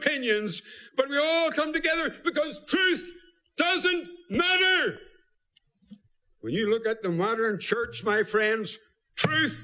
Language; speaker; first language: English; native; English